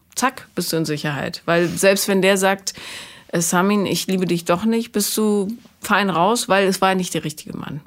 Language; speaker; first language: German; native; German